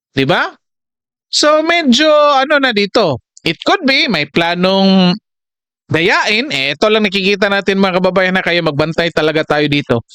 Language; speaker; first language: Filipino; non-native, local second language; Cebuano